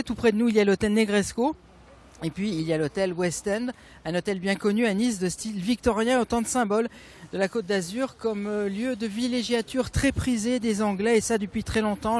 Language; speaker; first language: French; native; French